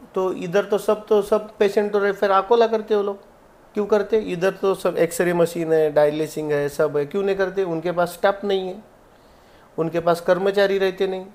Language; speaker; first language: Hindi; non-native, local second language; Marathi